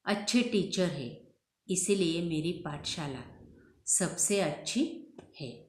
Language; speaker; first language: Hindi; non-native, local second language; Marathi